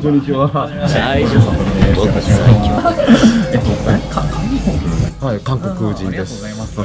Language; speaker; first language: Japanese; non-native, learner; Korean